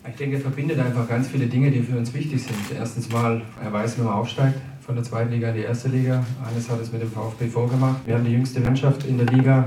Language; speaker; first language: German; native; German